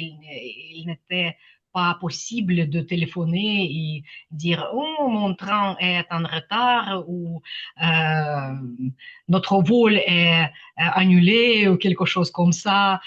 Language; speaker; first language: French; non-native, fluent; Ukrainian